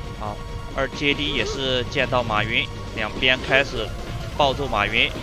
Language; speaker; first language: Chinese; native; Chinese